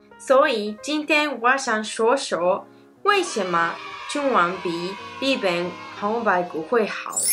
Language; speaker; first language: Chinese; non-native, fluent; Japanese